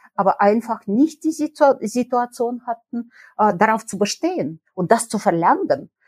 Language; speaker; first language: German; non-native, fluent; Russian